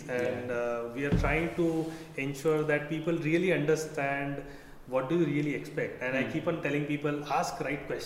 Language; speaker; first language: English; non-native, local second language; Marathi